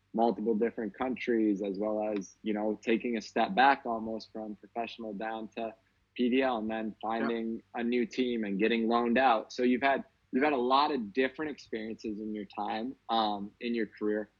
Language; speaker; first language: English; native; English